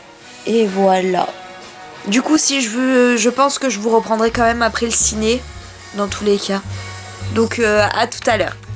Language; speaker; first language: French; native; French